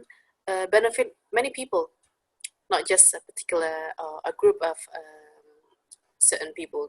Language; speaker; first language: English; non-native, fluent; Indonesian